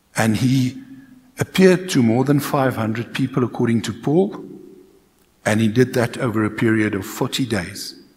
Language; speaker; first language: English; non-native, local second language; Afrikaans